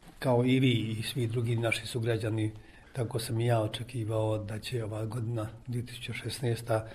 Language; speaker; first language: Croatian; native; Croatian